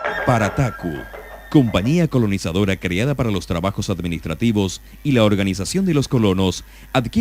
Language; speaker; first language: Spanish; native; Spanish